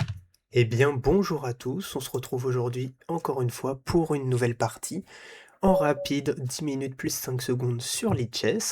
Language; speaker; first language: French; native; French